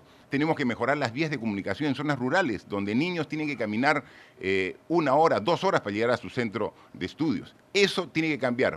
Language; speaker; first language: Spanish; native; Spanish